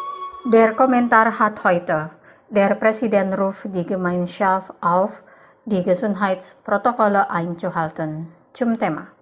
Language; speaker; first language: German; non-native, fluent; Indonesian